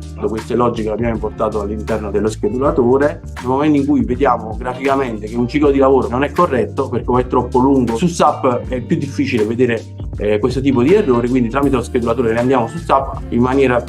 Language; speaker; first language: Italian; native; Italian